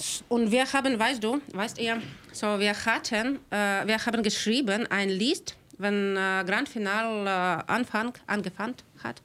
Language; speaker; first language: German; non-native, learner; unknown